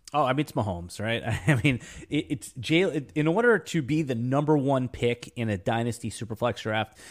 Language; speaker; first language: English; native; English